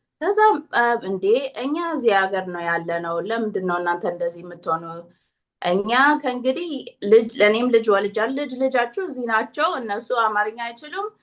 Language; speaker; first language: Amharic; early bilingual, heritage; Amharic